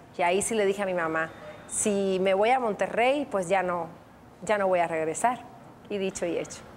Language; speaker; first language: Spanish; native; Spanish